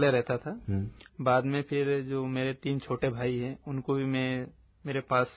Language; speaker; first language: Hindi; native; Hindi